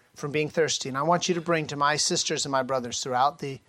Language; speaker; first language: English; native; English